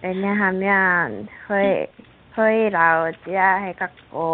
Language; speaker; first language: Chinese; non-native, learner; Korean